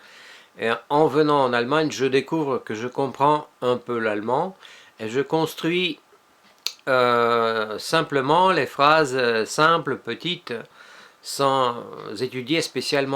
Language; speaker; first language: French; non-native, fluent; Russian